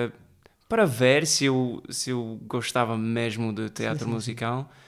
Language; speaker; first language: Portuguese; early bilingual, heritage; Portuguese